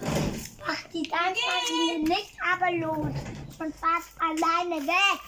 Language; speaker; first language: German; non-native, learner; Cebuano